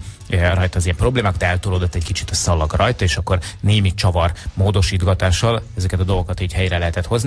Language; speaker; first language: Hungarian; native; Hungarian